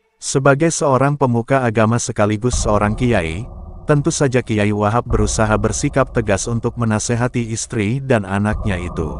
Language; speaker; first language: Indonesian; native; Indonesian